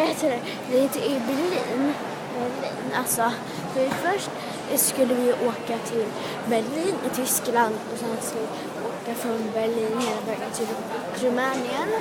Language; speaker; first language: Swedish; early bilingual, other home language; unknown